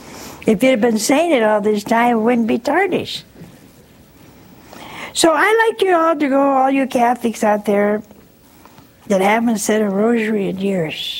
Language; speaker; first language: English; native; English